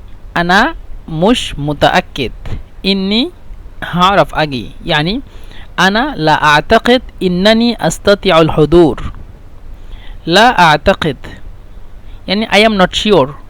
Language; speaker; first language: Arabic; non-native, fluent; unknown